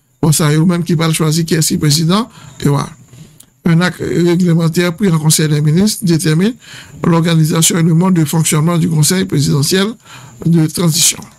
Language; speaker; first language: French; non-native, local second language; Haitian Creole